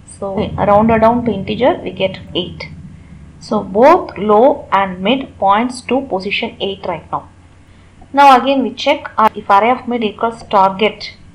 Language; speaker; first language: English; non-native, local second language; Tamil